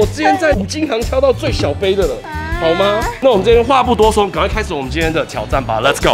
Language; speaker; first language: Chinese; native; Chinese